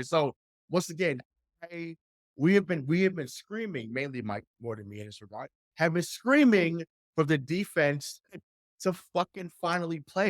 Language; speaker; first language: English; native; English